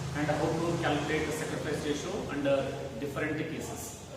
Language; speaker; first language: English; non-native, local second language; Kannada